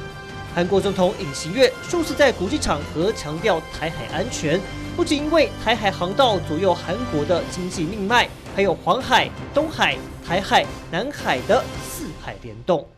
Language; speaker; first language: Chinese; native; Chinese